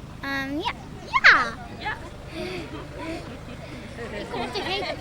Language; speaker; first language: Dutch; non-native, local second language; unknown